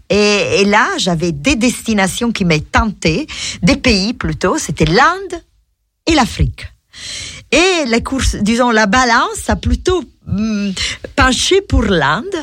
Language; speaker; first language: French; non-native, fluent; Italian